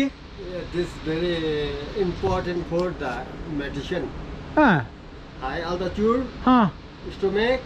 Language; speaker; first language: English; non-native, learner; Sherpa